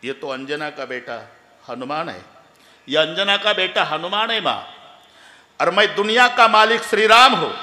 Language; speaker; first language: Hindi; non-native, local second language; Marathi